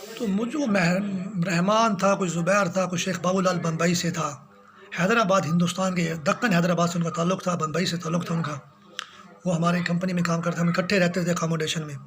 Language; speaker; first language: Urdu; non-native, local second language; Punjabi